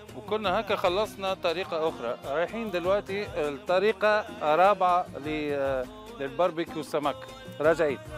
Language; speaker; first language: Arabic; native; Arabic